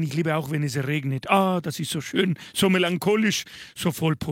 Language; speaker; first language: German; non-native, fluent; Spanish